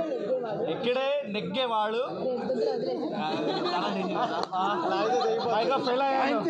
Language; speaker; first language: Telugu; non-native, learner; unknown